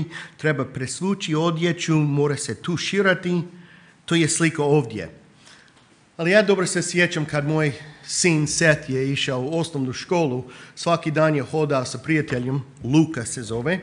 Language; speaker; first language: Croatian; non-native, fluent; English